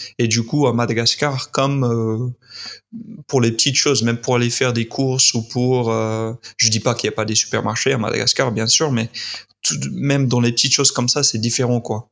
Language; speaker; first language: French; non-native, fluent; English